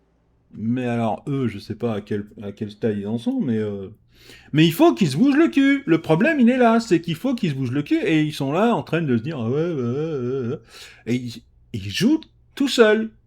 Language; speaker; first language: French; native; French